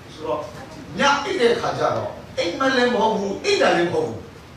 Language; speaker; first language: Burmese; non-native, local second language; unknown